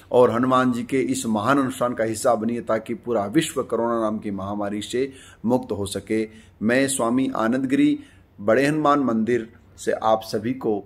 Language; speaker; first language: Hindi; native; Hindi